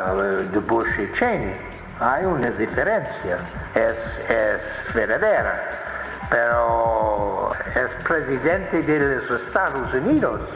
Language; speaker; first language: Spanish; non-native, fluent; English